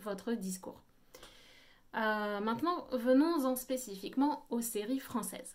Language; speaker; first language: French; native; French